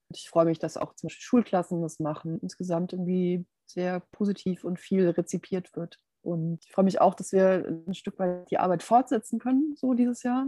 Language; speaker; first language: German; native; German